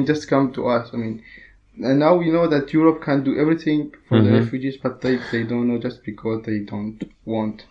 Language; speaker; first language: English; non-native, learner; Arabic